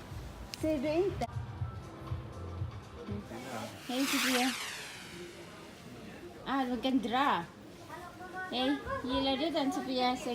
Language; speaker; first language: Swedish; non-native, learner; Filipino